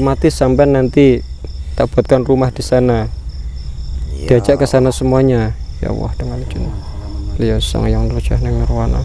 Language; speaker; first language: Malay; non-native, local second language; Javanese